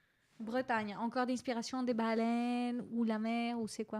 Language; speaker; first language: French; native; French